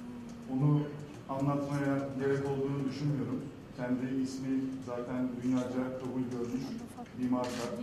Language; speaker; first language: Turkish; native; Turkish